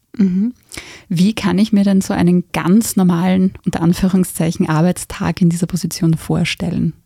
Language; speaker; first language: German; native; German